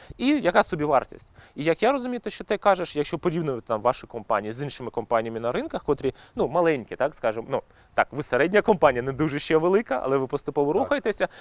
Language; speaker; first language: Ukrainian; non-native, local second language; Russian